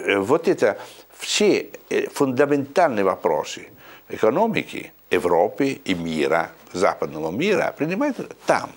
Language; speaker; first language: Russian; non-native, fluent; Italian